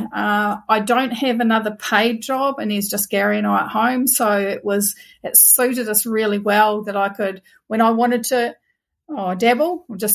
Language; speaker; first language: English; native; English